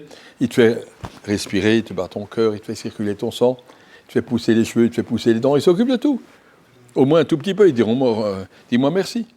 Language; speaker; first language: French; native; French